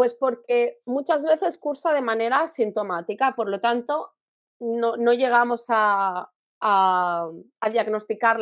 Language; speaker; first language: Spanish; native; Spanish